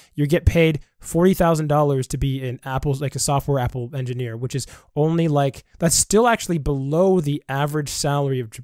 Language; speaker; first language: English; native; English